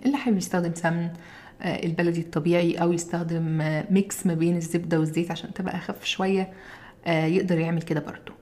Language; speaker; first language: Arabic; native; Arabic